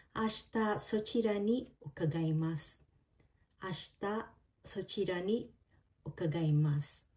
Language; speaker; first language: Japanese; non-native, fluent; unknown